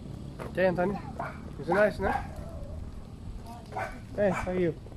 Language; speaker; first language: English; non-native, fluent; Portuguese